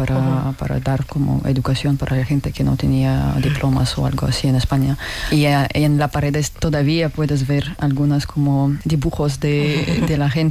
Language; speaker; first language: Spanish; non-native, learner; Russian